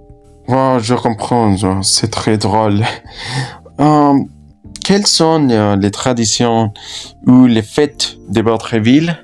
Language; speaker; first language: French; non-native, learner; Spanish